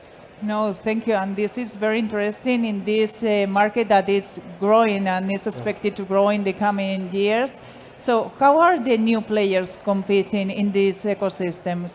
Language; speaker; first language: English; non-native, fluent; Spanish